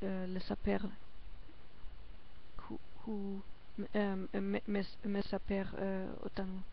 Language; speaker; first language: Hebrew; non-native, learner; German